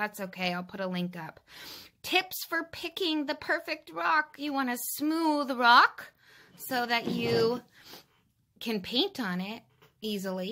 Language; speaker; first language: English; native; English